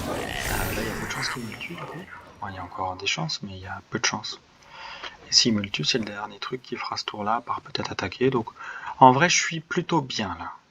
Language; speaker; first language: French; native; French